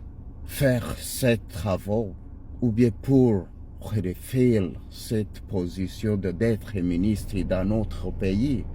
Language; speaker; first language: French; non-native, learner; Ganda